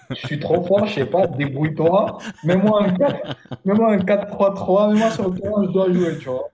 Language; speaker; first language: French; early bilingual, other home language; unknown